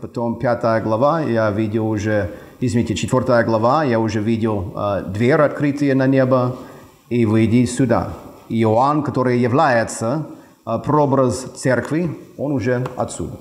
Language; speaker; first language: Russian; non-native, fluent; English